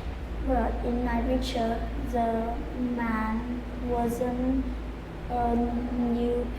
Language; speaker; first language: English; non-native, learner; Vietnamese